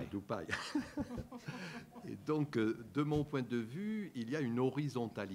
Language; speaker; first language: French; native; French